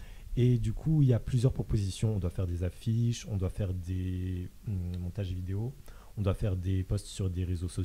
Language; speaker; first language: French; native; French